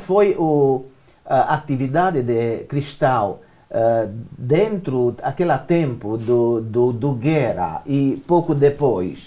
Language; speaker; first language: Portuguese; non-native, learner; Romanian